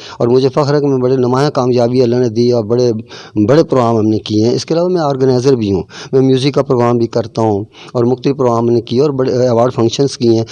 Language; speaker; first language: Urdu; non-native, local second language; Punjabi